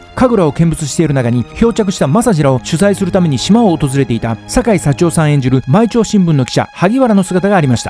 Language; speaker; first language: Japanese; native; Japanese